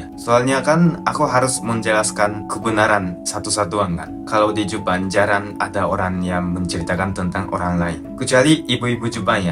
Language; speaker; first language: Indonesian; non-native, fluent; Japanese